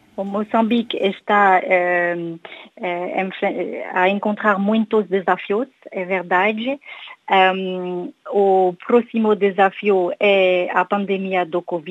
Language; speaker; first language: Portuguese; non-native, learner; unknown